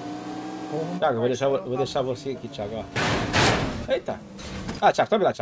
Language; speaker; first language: Portuguese; native; Portuguese